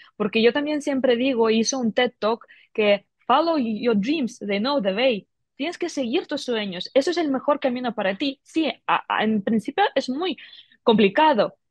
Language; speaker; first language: Spanish; non-native, fluent; Ukrainian